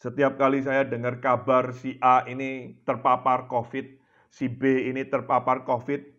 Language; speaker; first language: Indonesian; native; Indonesian